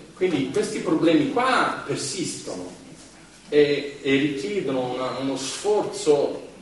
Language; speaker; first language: Italian; non-native, fluent; English